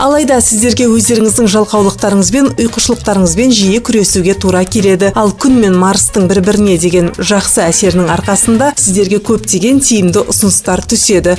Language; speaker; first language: Kazakh; native; Kazakh